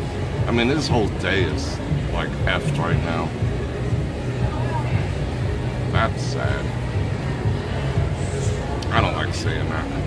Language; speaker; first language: English; native; English